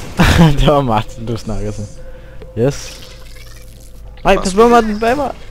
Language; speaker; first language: Danish; native; Danish